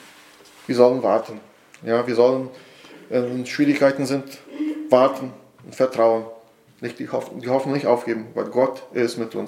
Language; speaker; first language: German; non-native, fluent; Portuguese